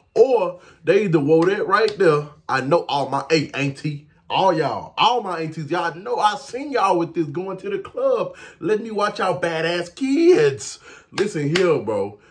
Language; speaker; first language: English; native; English